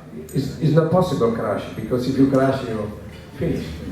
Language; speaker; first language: English; non-native, learner; Italian